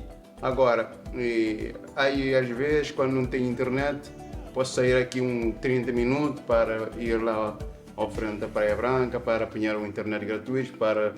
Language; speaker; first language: Portuguese; non-native, local second language; Kabuverdianu